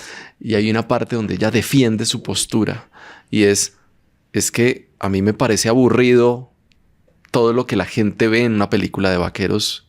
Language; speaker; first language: Spanish; native; Spanish